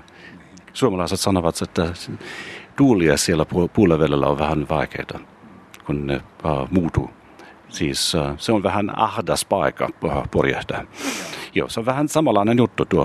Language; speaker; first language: Finnish; non-native, fluent; German